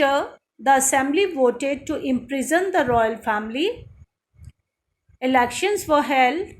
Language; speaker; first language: English; non-native, local second language; Hindi